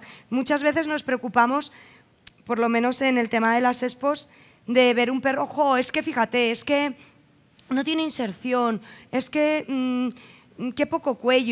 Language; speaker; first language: Spanish; native; Spanish